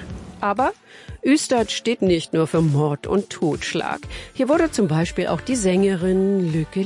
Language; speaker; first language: German; native; German